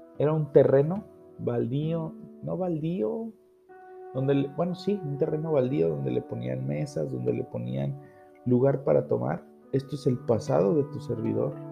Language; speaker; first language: Spanish; native; Spanish